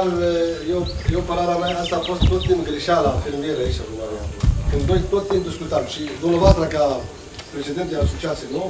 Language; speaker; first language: Romanian; non-native, learner; Arabic